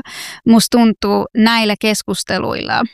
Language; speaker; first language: Finnish; non-native, fluent; Persian